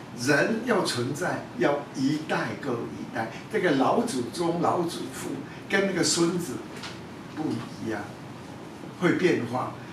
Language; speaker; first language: Chinese; non-native, local second language; Hakka Chinese